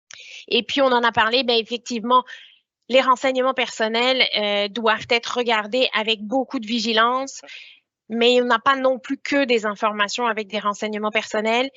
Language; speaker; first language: French; native; French